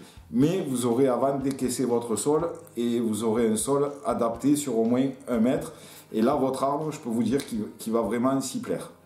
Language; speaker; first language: French; native; French